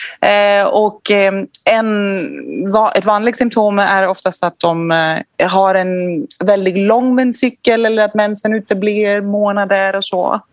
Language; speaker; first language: Swedish; non-native, fluent; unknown